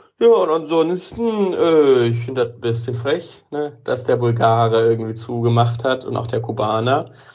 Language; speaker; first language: German; native; German